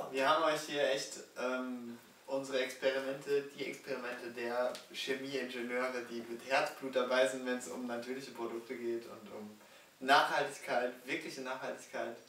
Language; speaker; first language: German; native; German